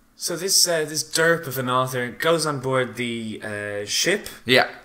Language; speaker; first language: English; native; English